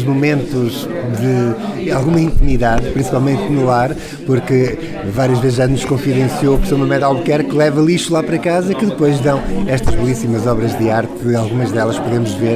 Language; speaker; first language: Portuguese; native; Portuguese